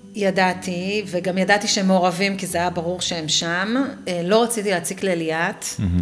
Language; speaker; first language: Hebrew; native; Hebrew